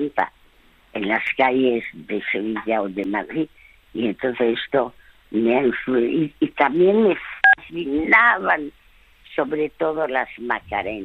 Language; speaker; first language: Spanish; non-native, fluent; French